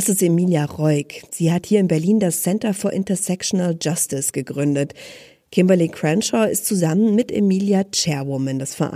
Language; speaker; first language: German; native; German